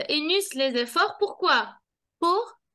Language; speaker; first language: French; non-native, local second language; Arabic